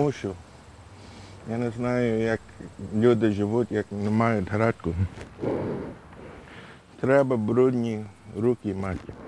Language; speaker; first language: Ukrainian; early bilingual, heritage; Ukrainian